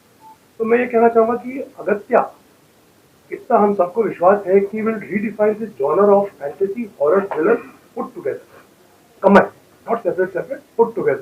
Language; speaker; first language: Hindi; native; Hindi